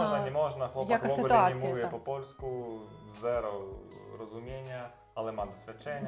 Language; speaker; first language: Polish; non-native, learner; Russian